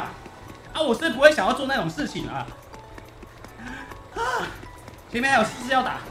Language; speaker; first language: Chinese; native; Chinese